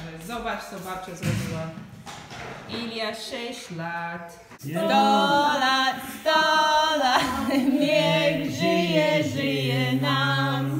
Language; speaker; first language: Polish; early bilingual, heritage; Polish